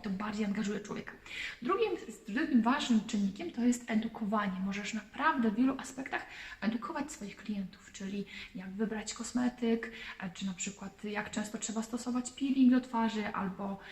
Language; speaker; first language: Polish; native; Polish